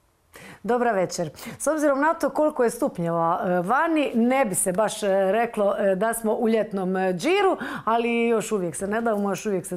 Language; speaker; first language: Croatian; native; Croatian